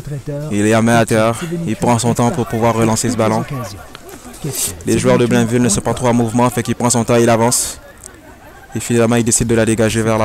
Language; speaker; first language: French; native; French